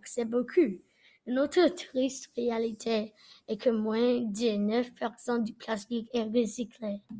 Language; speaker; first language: French; non-native, learner; English